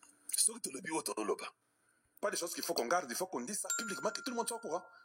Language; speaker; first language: French; non-native, local second language; Lingala